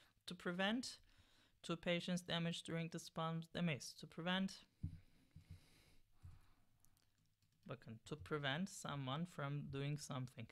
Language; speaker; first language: English; non-native, fluent; Turkish